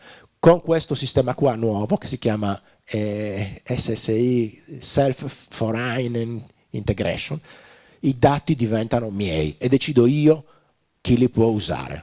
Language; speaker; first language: Italian; native; Italian